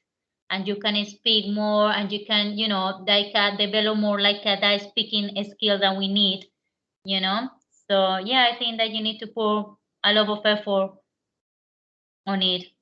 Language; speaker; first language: English; non-native, learner; Spanish